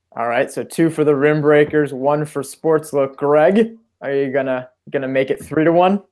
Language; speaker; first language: English; native; English